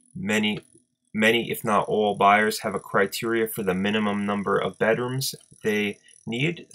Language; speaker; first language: English; native; English